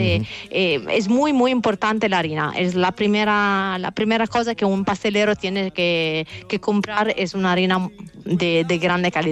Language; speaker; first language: Spanish; non-native, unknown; Italian